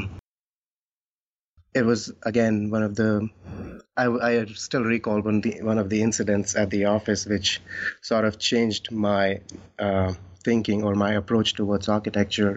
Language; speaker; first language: English; non-native, local second language; Hindi